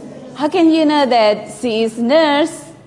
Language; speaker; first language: English; non-native, fluent; Indonesian